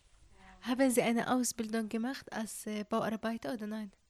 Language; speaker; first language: German; non-native, learner; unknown